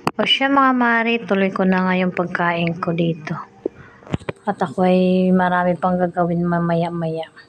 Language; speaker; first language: Filipino; non-native, local second language; Cebuano